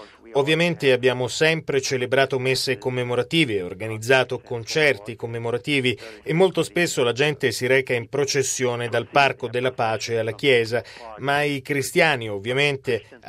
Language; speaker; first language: Italian; non-native, fluent; English